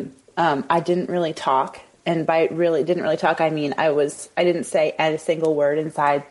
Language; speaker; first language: English; native; English